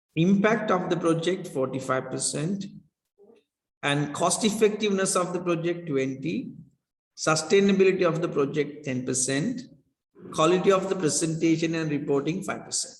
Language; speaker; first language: English; non-native, local second language; Sinhala